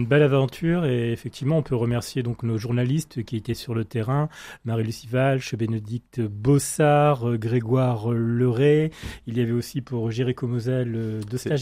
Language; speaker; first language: French; native; French